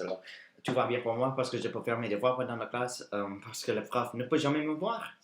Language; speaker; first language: French; non-native, learner; English